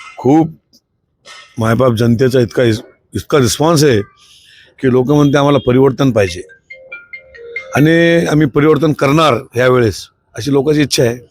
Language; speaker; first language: Marathi; native; Marathi